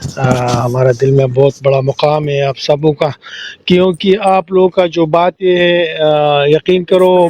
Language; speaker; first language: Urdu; non-native, local second language; Pashto